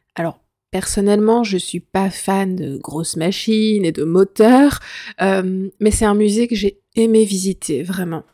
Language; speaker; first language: French; native; French